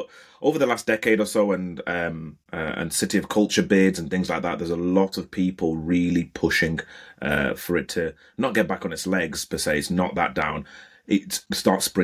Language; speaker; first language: English; native; English